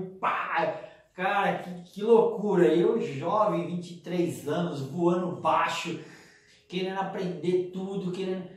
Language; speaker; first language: Portuguese; native; Portuguese